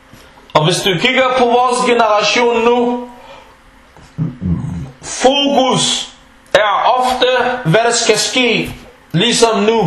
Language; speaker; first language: Danish; non-native, local second language; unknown